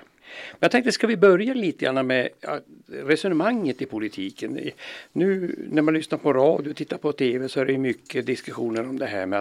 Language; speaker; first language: Swedish; native; Swedish